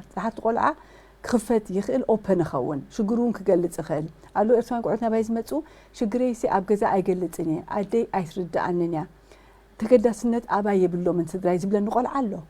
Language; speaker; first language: Tigrinya; early bilingual, heritage; Tigrinya